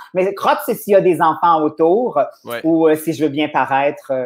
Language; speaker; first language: French; native; French